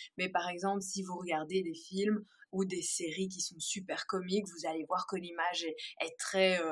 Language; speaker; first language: French; native; French